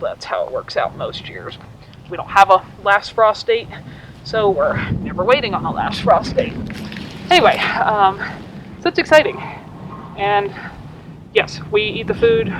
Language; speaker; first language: English; native; English